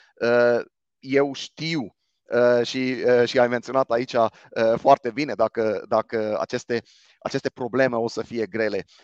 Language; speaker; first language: Romanian; non-native, local second language; Hungarian